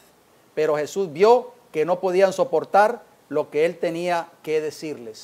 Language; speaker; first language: Spanish; native; Spanish